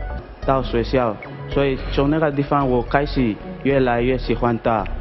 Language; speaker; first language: Chinese; non-native, learner; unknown